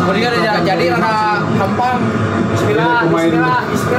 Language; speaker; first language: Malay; non-native, local second language; Sundanese